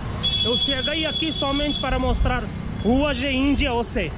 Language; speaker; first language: Portuguese; non-native, learner; Hindi